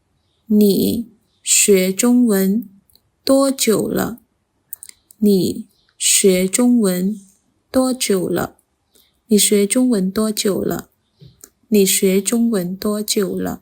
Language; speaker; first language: Chinese; non-native, fluent; Khmer